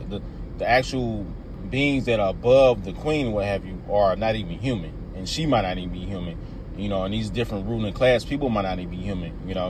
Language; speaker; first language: English; native; English